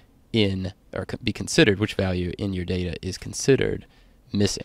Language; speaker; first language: English; native; English